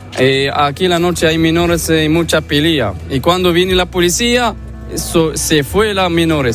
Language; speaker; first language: Spanish; non-native, learner; Arabic